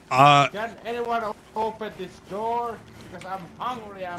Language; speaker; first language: English; non-native, learner; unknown